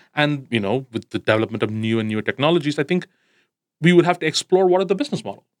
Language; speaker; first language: English; non-native, local second language; Tamil